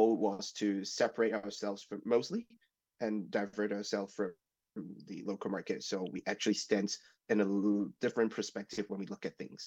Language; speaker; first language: English; non-native, local second language; Cantonese